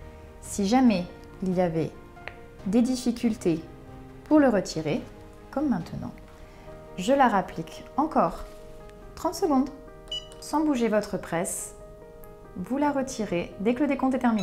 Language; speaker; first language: French; native; French